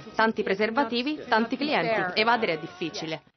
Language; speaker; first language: Italian; non-native, fluent; Russian